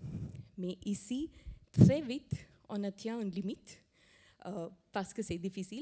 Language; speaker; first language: French; non-native, fluent; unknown